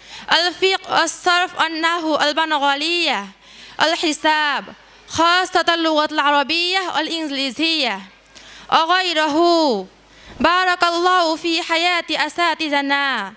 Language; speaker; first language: Arabic; non-native, learner; Bangla